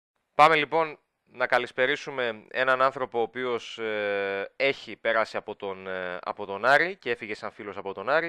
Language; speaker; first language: Greek; native; Greek